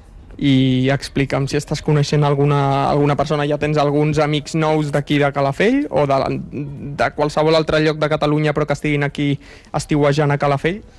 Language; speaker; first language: Catalan; native; Catalan